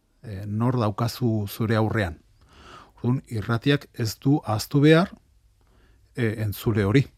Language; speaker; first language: Basque; non-native, local second language; Spanish